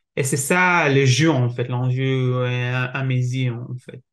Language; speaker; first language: French; non-native, learner; Hebrew